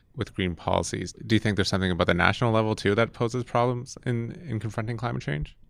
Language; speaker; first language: English; native; English